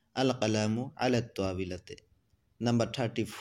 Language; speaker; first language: Arabic; non-native, fluent; Assamese